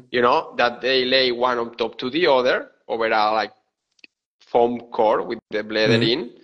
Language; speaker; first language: English; non-native, fluent; Spanish